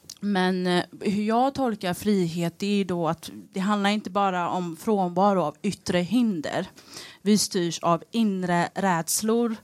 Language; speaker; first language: Swedish; early bilingual, other home language; Tigrinya